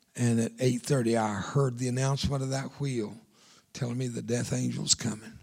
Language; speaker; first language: English; early bilingual, other home language; Spanish